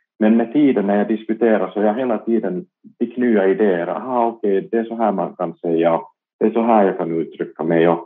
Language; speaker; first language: Swedish; non-native, local second language; Finnish